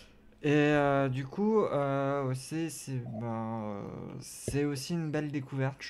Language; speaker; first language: French; native; French